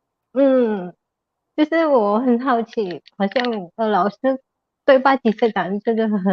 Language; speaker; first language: Chinese; non-native, learner; Indonesian